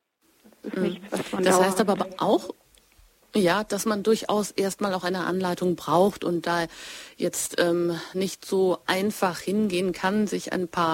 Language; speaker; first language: German; native; German